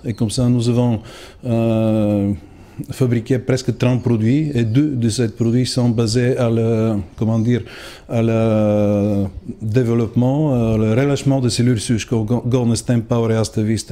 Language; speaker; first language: French; non-native, learner; Bulgarian